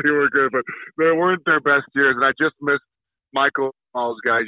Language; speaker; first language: English; native; English